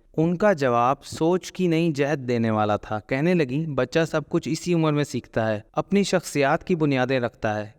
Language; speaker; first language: Urdu; native; Urdu